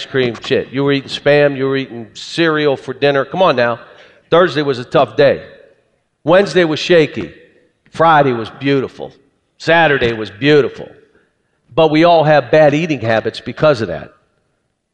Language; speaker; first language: English; native; English